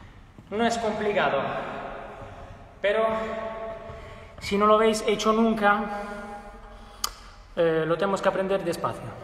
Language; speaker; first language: Spanish; non-native, fluent; Italian